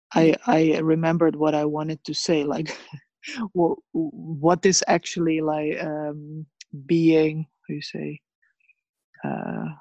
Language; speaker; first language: English; early bilingual, other home language; Bosnian